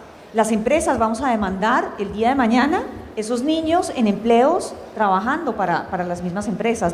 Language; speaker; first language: Spanish; native; Spanish